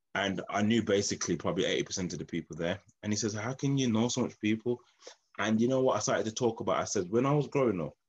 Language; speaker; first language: English; native; English